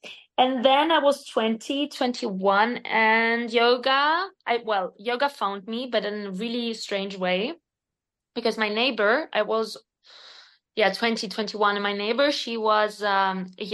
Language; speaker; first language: English; non-native, fluent; Spanish